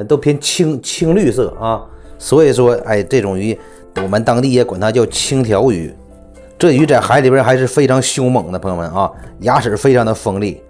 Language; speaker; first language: Chinese; native; Chinese